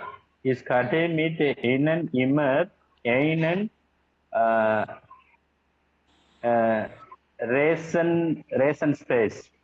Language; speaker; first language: German; non-native, learner; Tamil